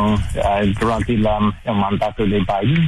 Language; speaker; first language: Spanish; non-native, learner; English